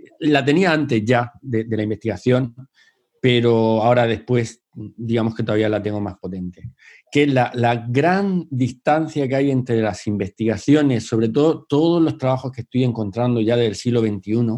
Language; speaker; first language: Spanish; native; Spanish